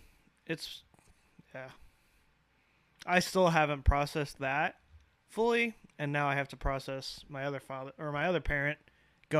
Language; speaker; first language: English; native; English